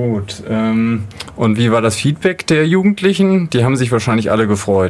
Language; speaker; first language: German; native; German